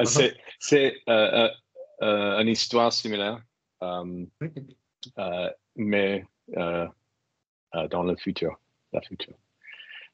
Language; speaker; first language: French; non-native, learner; English